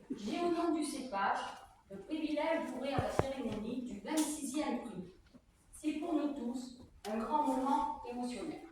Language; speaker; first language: French; native; French